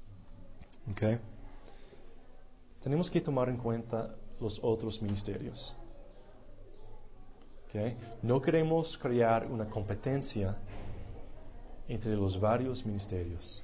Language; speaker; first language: Spanish; non-native, fluent; English